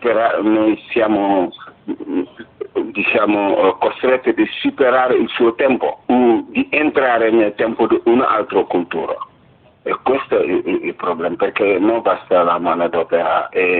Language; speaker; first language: Italian; non-native, fluent; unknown